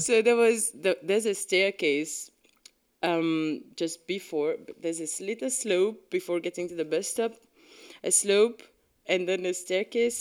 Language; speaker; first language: English; non-native, local second language; Morisyen